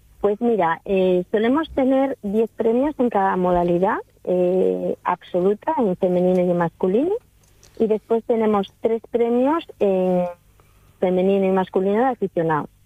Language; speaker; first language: Spanish; native; Spanish